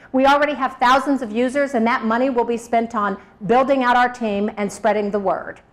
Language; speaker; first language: English; native; English